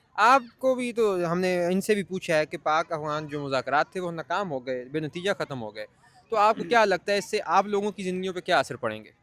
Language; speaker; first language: Urdu; native; Urdu